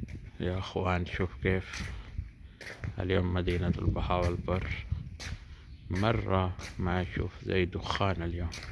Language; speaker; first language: Arabic; non-native, learner; Urdu